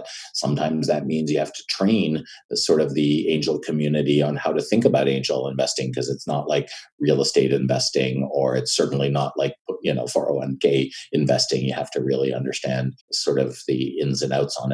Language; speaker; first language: English; native; English